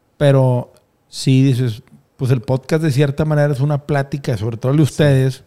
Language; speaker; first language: Spanish; native; Spanish